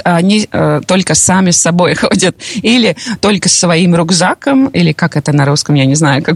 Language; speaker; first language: Russian; non-native, local second language; Latvian